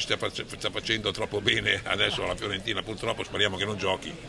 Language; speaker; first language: Italian; native; Italian